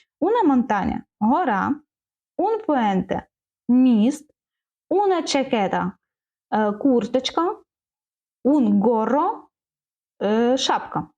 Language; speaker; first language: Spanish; non-native, learner; Ukrainian